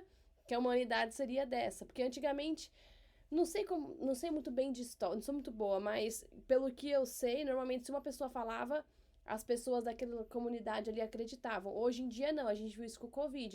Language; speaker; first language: Portuguese; native; Portuguese